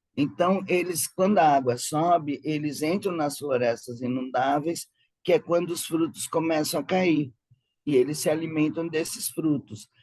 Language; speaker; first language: Portuguese; early bilingual, other home language; Spanish